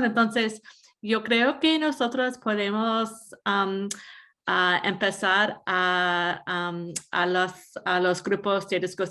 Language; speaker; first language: Spanish; non-native, fluent; English